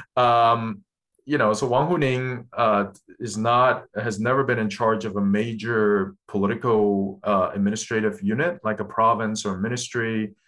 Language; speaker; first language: English; non-native, local second language; Cantonese